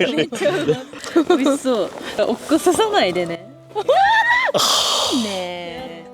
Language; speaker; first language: Japanese; native; Japanese